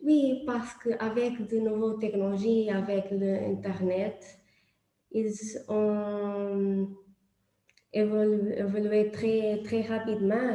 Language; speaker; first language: French; non-native, learner; Portuguese